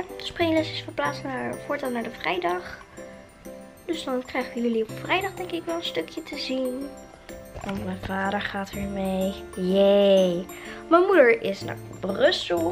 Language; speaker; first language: Dutch; native; Dutch